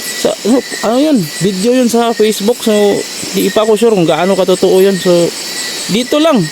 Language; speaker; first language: Filipino; native; Filipino